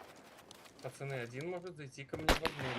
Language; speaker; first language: Russian; native; Russian